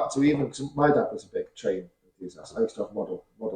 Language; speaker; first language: English; native; English